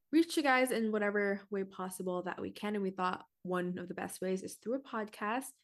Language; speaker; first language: English; early bilingual, other home language; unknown